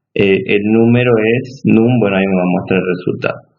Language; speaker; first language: Spanish; native; Spanish